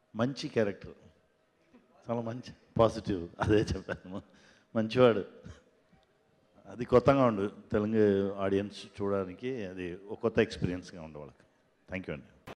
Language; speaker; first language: Telugu; non-native, learner; Tamil